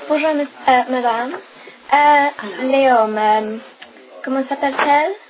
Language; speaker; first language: French; non-native, learner; English